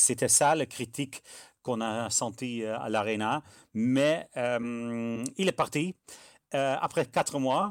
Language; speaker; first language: French; non-native, fluent; Dutch